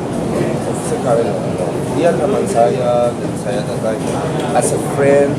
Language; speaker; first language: Indonesian; non-native, learner; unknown